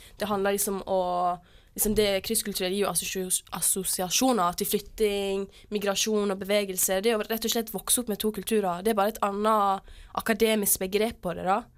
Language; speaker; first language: Norwegian; early bilingual, other home language; Kurdish